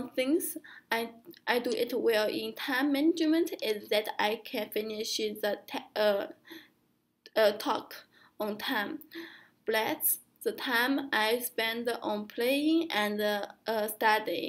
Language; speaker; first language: English; non-native, learner; Chinese